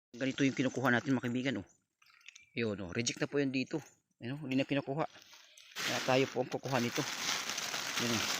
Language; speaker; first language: Filipino; native; Filipino